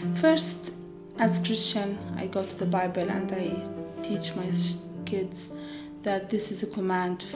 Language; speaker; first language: English; non-native, fluent; Arabic